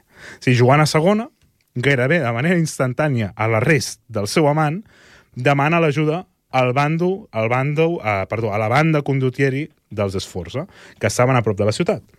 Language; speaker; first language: Catalan; native; Catalan